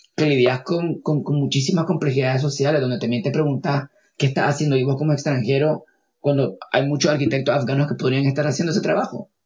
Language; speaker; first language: Spanish; native; Spanish